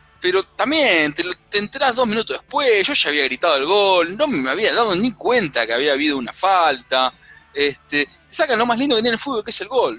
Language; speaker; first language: Spanish; native; Spanish